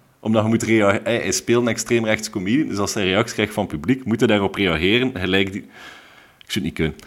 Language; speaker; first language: Dutch; native; Dutch